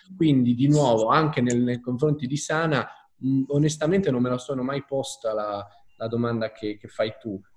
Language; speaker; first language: Italian; native; Italian